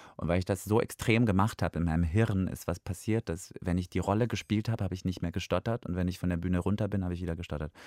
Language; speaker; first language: German; non-native, fluent; Russian